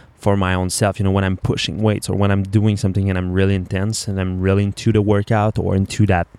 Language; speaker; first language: English; non-native, fluent; French